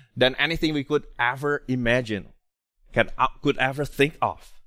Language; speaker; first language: English; non-native, fluent; Indonesian